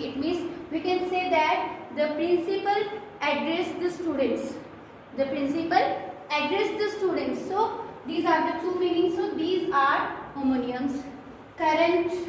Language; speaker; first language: English; non-native, local second language; Hindi